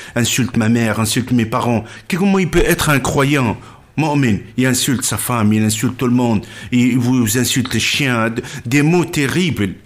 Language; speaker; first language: French; non-native, local second language; Arabic